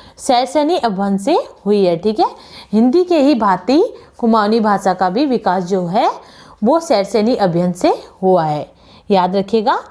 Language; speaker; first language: Hindi; native; Hindi